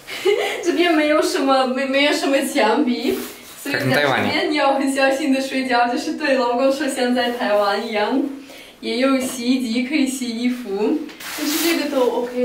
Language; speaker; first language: Chinese; non-native, fluent; Russian